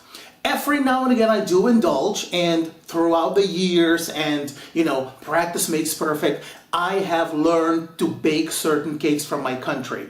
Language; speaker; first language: English; non-native, fluent; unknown